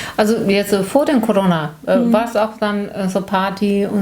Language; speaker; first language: German; non-native, learner; Korean